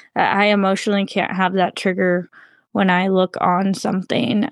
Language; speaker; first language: English; native; English